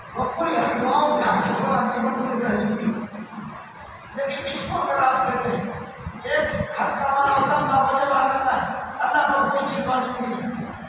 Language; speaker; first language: Urdu; non-native, local second language; Baluchi